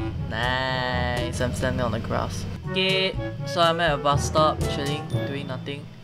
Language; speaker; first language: English; non-native, local second language; Korean